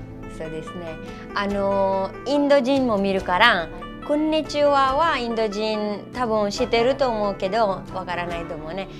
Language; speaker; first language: Japanese; non-native, learner; Hindi